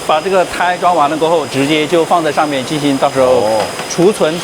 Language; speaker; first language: Chinese; native; Chinese